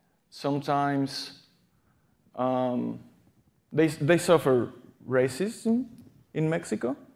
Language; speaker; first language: English; non-native, fluent; Spanish